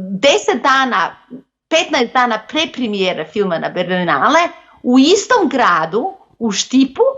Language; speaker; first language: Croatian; non-native, local second language; Macedonian